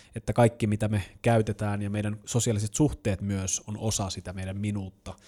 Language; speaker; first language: Finnish; native; Finnish